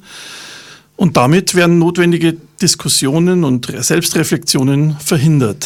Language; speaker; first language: German; native; German